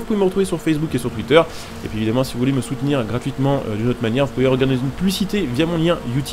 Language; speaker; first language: French; native; French